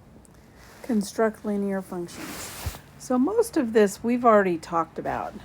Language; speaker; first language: English; native; English